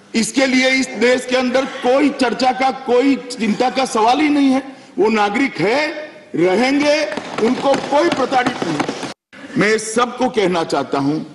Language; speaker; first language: Hindi; native; Hindi